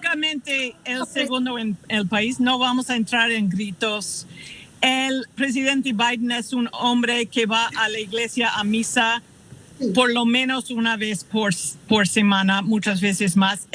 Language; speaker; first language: Spanish; non-native, fluent; English